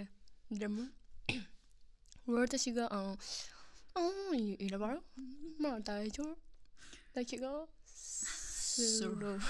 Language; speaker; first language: Japanese; non-native, learner; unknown